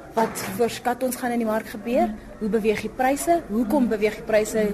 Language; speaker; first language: Afrikaans; non-native, local second language; Northern Sotho